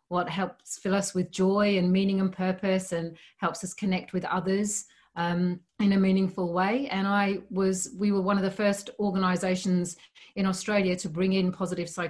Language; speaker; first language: English; native; English